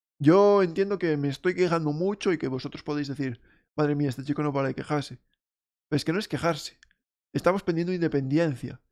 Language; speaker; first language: Spanish; native; Spanish